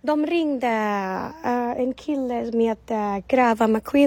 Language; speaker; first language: Swedish; non-native, learner; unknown